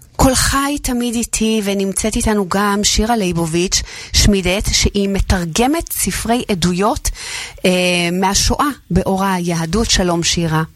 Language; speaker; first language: Hebrew; native; Hebrew